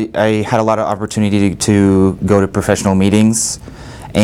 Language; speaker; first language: English; native; English